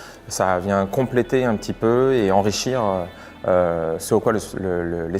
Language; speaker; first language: French; native; French